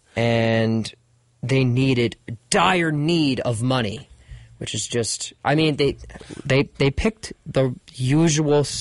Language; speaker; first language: English; native; English